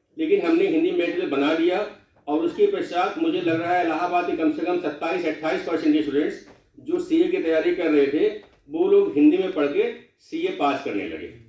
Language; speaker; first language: Hindi; non-native, local second language; Bhojpuri